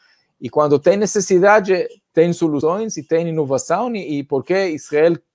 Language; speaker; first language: Portuguese; non-native, fluent; Hebrew